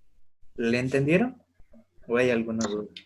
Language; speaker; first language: Spanish; native; Spanish